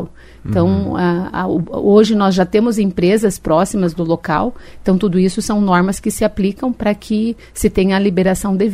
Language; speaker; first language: Portuguese; native; Portuguese